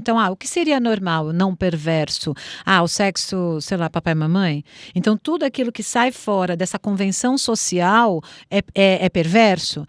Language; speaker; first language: Portuguese; native; Portuguese